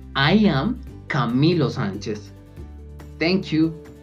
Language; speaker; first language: English; non-native, learner; Spanish